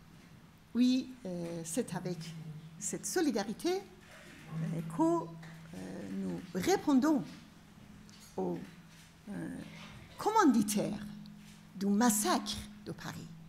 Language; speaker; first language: French; non-native, fluent; Persian